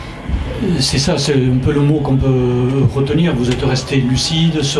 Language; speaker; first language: French; native; French